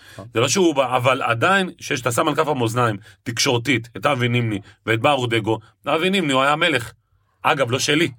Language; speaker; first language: Hebrew; native; Hebrew